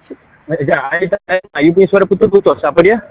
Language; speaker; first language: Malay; non-native, local second language; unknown